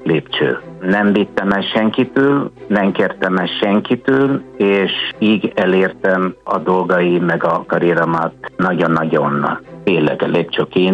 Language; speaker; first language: Hungarian; non-native, fluent; Italian